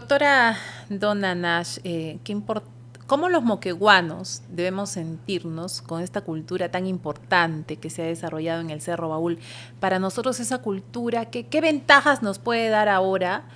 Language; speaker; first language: Spanish; native; Spanish